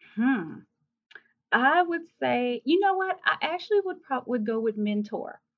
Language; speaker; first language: English; native; English